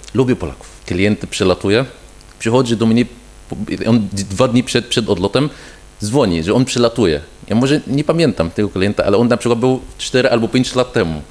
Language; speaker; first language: Polish; non-native, fluent; Arabic